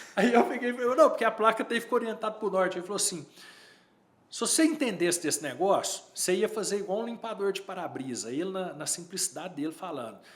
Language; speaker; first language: Portuguese; native; Portuguese